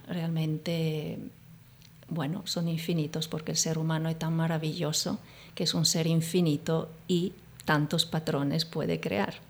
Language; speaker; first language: Spanish; non-native, fluent; Italian